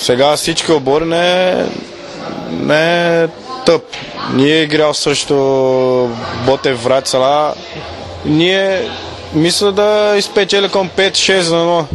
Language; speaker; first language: Bulgarian; non-native, learner; Portuguese